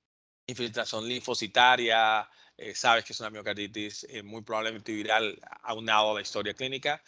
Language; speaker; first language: Spanish; native; Spanish